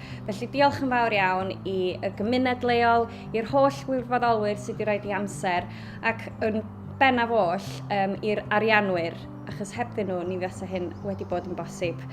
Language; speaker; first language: Welsh; native; Welsh